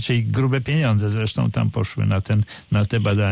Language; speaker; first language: Polish; native; Polish